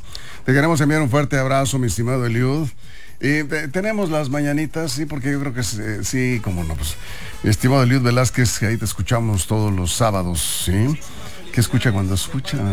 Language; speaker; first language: Spanish; native; Spanish